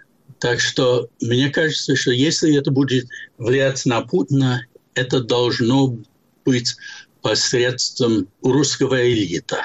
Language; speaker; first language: Russian; non-native, fluent; English